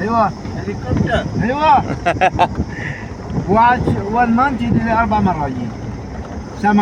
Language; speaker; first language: Arabic; non-native, learner; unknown